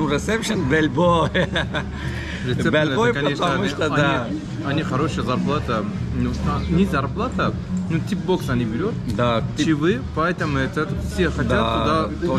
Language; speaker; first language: Russian; non-native, learner; Turkish